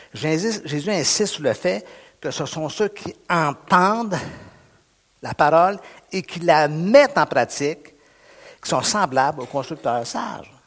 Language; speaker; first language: French; native; French